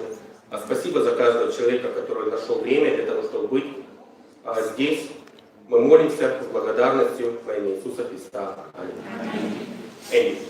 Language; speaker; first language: Russian; native; Russian